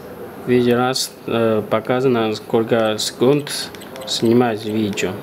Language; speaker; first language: Russian; non-native, learner; Chinese